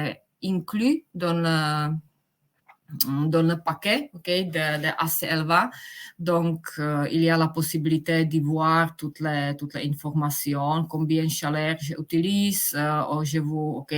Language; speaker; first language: French; non-native, fluent; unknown